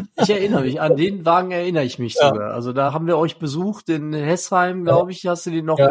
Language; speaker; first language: German; native; German